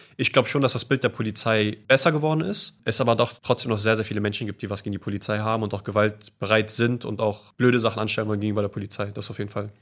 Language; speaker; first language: German; native; German